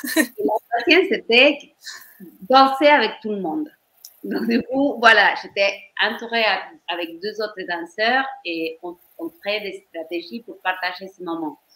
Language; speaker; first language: French; non-native, fluent; Spanish